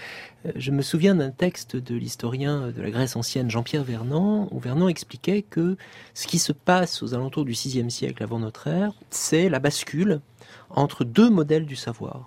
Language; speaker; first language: French; native; French